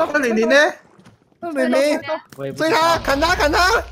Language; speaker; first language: Chinese; native; Chinese